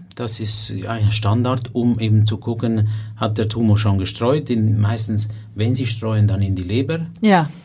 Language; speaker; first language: German; native; German